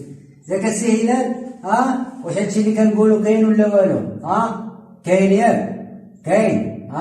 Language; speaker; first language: Arabic; native; Arabic